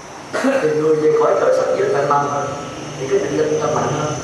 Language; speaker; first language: Vietnamese; native; Vietnamese